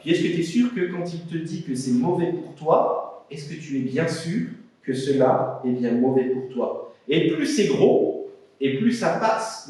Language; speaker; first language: French; native; French